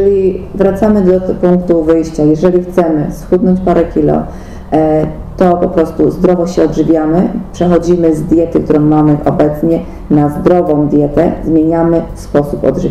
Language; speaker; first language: Polish; native; Polish